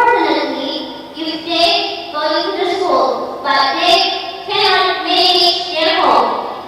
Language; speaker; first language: English; non-native, learner; Indonesian